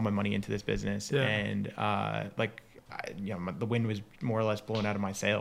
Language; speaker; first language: English; native; English